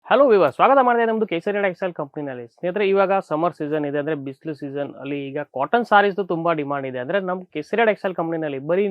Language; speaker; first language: Kannada; non-native, fluent; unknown